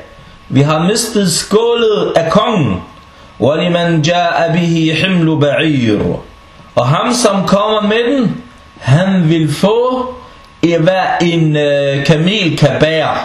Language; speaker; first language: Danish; non-native, fluent; Arabic